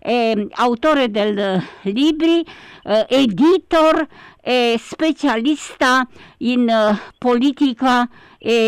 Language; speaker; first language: Italian; non-native, learner; Romanian